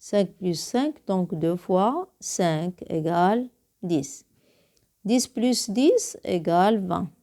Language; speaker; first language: French; non-native, local second language; Arabic